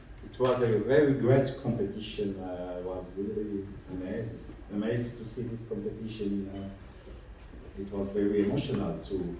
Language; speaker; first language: English; non-native, fluent; French